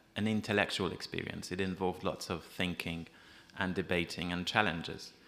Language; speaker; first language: English; non-native, fluent; Persian